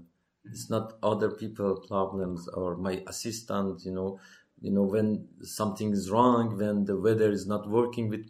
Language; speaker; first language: English; non-native, learner; Persian